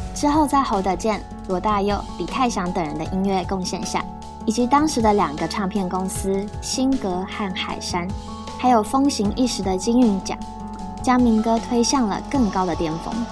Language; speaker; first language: Chinese; native; Chinese